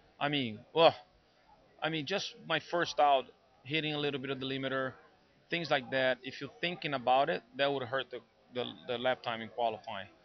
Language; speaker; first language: English; non-native, fluent; Portuguese